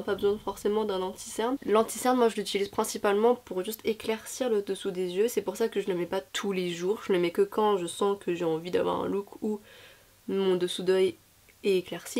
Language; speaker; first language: French; native; French